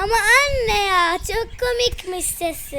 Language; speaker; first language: Turkish; early bilingual, heritage; Turkish